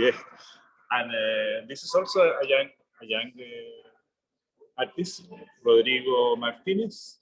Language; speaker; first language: English; non-native, learner; Spanish